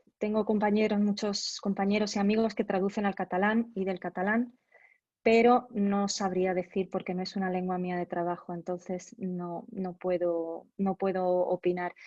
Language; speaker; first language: Spanish; native; Spanish